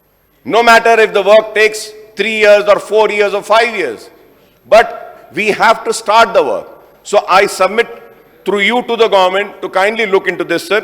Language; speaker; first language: English; non-native, local second language; Urdu